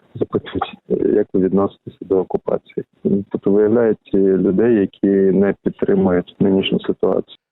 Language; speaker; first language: Ukrainian; native; Ukrainian